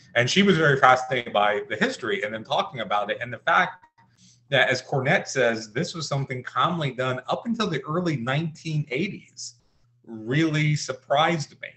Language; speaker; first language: English; native; English